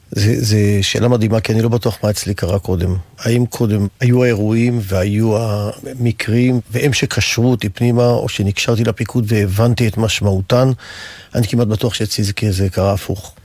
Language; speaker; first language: Hebrew; native; Hebrew